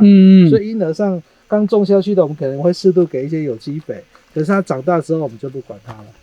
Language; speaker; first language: Chinese; native; Chinese